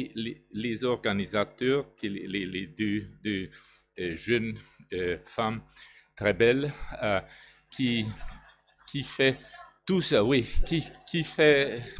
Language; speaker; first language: French; non-native, learner; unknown